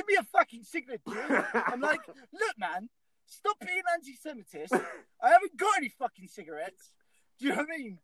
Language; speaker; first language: English; native; English